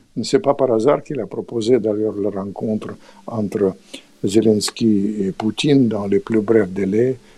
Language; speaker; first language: French; non-native, fluent; Russian